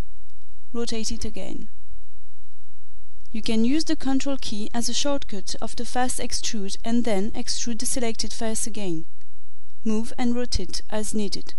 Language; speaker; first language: English; non-native, fluent; French